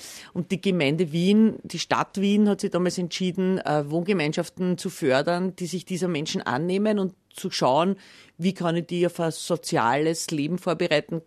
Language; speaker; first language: German; native; German